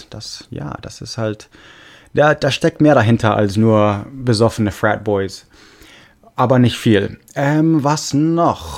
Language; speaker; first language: German; non-native, fluent; English